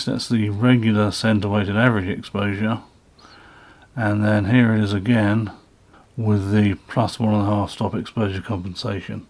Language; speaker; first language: English; native; English